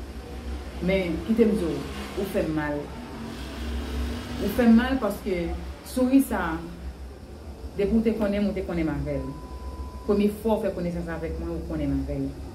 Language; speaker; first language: French; non-native, learner; Haitian Creole